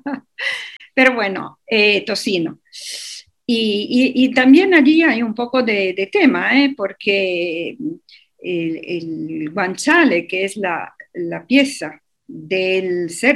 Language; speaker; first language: Spanish; non-native, fluent; Italian